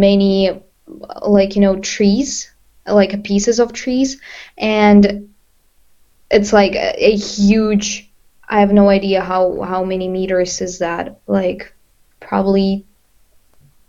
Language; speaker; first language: English; non-native, fluent; Russian